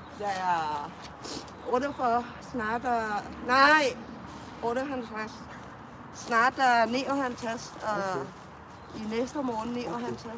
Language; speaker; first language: Danish; non-native, learner; Thai